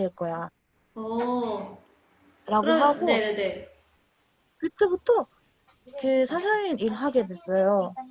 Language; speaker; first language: Korean; non-native, fluent; Spanish